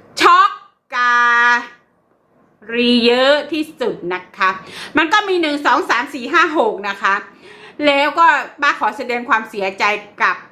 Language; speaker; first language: Thai; native; Thai